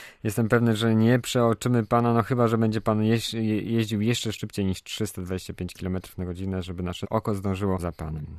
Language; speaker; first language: Polish; native; Polish